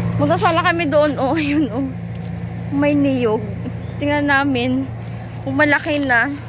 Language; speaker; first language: Filipino; non-native, local second language; Hiligaynon